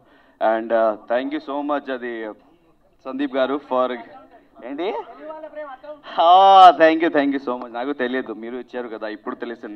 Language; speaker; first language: Telugu; non-native, learner; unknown